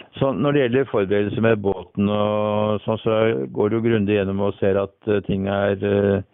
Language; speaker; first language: Norwegian; native; Norwegian